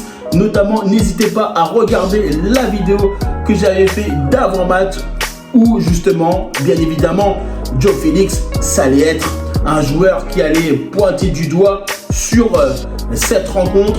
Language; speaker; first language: French; native; French